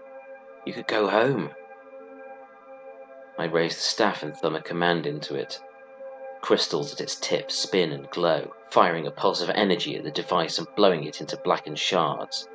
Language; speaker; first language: English; native; English